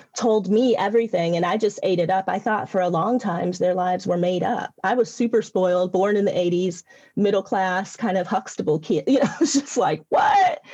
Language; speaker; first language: English; native; English